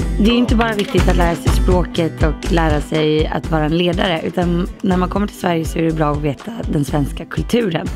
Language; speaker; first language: Swedish; native; Swedish